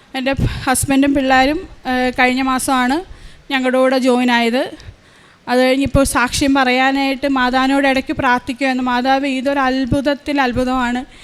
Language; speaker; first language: Malayalam; native; Malayalam